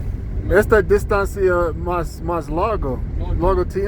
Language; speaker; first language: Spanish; non-native, learner; English